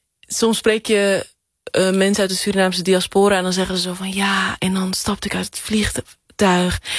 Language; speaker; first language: Dutch; native; Dutch